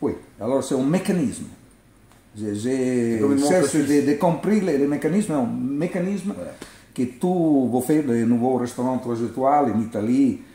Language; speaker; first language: French; non-native, learner; Italian